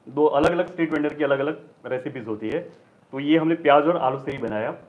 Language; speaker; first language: Hindi; non-native, local second language; Gujarati